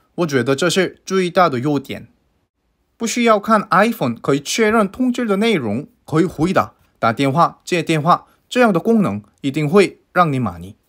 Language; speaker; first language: Chinese; non-native, fluent; Korean